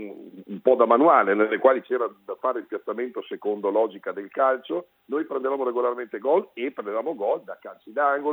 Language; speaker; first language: Italian; native; Italian